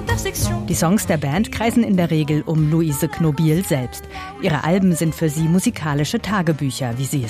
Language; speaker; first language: German; native; German